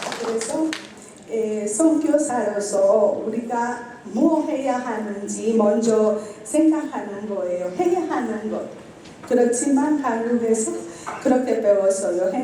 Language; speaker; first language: Korean; non-native, learner; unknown